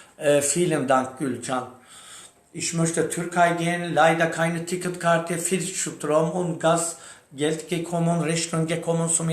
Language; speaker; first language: German; non-native, learner; Turkish